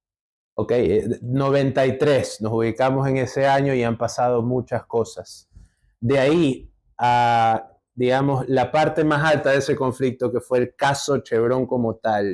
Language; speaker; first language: Spanish; native; Spanish